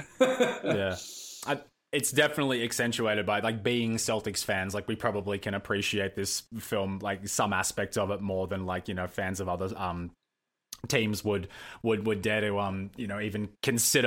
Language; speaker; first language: English; native; English